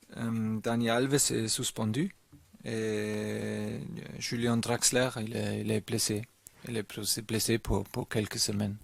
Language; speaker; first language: French; non-native, learner; German